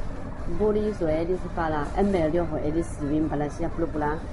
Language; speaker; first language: Portuguese; non-native, learner; Chinese